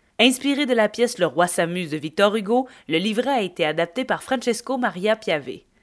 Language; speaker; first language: French; native; French